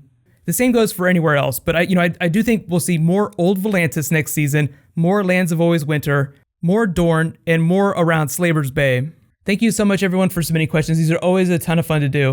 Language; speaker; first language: English; native; English